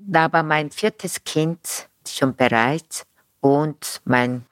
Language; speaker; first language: German; non-native, fluent; Korean